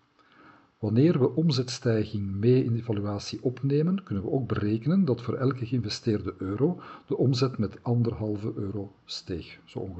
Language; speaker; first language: Dutch; native; Dutch